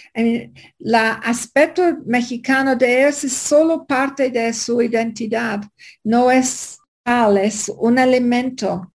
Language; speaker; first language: Spanish; non-native, fluent; English